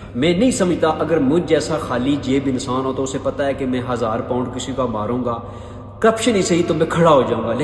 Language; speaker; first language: Urdu; non-native, local second language; Punjabi